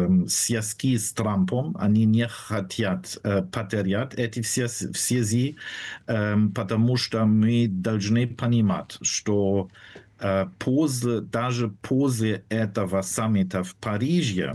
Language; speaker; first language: Russian; non-native, fluent; German